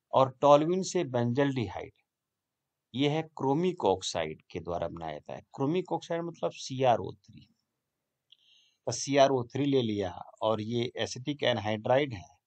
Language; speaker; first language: Hindi; native; Hindi